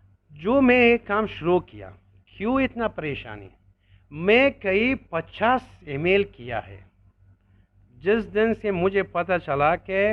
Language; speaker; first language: Hindi; non-native, learner; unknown